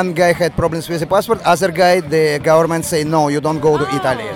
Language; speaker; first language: English; non-native, learner; Russian